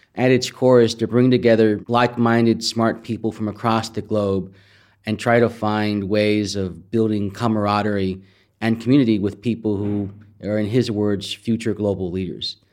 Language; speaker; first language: English; native; English